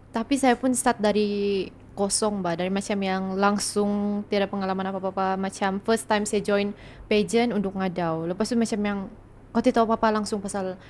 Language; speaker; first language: Malay; native; Malay